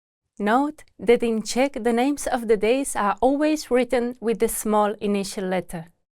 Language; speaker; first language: English; non-native, fluent; Czech